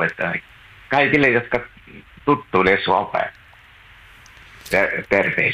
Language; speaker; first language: Finnish; native; Finnish